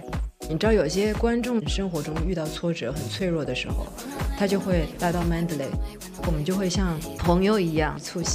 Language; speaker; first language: Chinese; native; Chinese